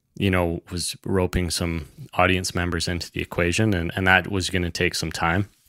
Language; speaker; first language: English; native; English